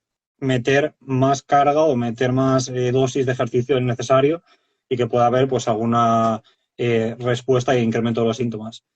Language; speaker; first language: Spanish; native; Spanish